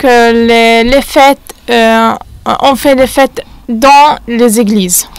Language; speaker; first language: French; non-native, fluent; Arabic